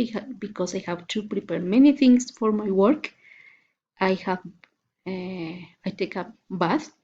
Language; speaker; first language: English; non-native, learner; Spanish